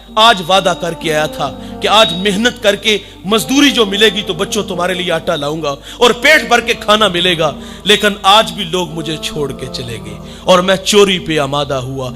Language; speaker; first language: Urdu; non-native, local second language; Punjabi